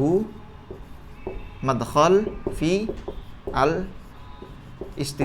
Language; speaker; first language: Arabic; non-native, fluent; Indonesian